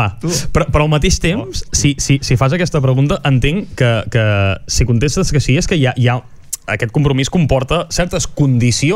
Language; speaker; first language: Catalan; native; Catalan